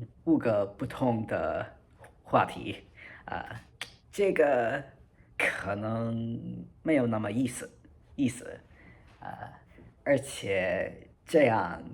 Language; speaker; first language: Chinese; non-native, learner; English